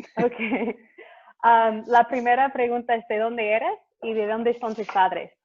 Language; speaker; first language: Spanish; non-native, fluent; English